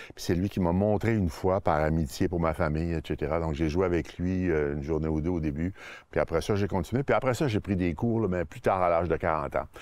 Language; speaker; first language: French; native; French